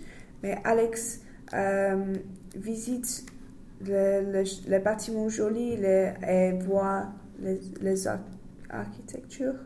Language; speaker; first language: French; non-native, learner; English